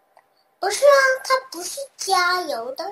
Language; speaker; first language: Chinese; early bilingual, heritage; Chinese